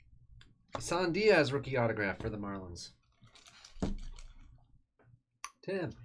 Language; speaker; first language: English; native; English